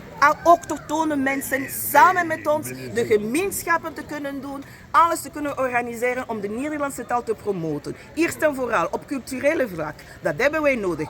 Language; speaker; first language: Dutch; non-native, fluent; French